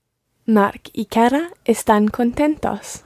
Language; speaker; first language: Spanish; non-native, learner; English